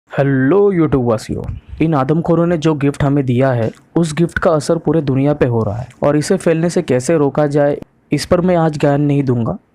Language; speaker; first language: Hindi; non-native, local second language; Marathi